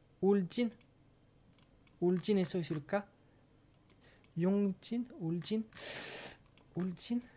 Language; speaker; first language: Korean; non-native, learner; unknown